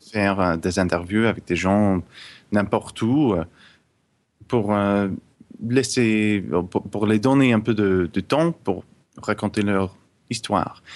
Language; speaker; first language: French; non-native, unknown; English